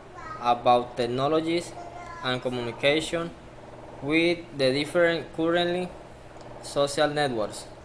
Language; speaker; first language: English; non-native, learner; Spanish